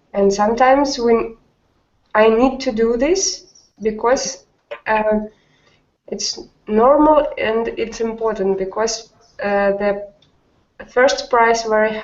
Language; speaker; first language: English; non-native, learner; Russian